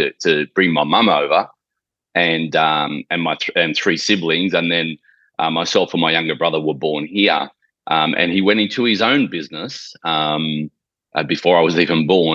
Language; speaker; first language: English; native; English